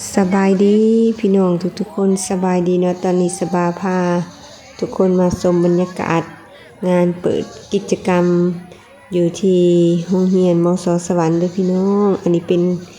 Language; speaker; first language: Thai; native; Thai